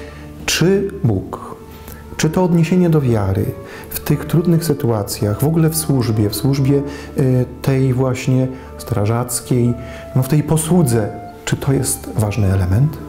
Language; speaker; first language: Polish; native; Polish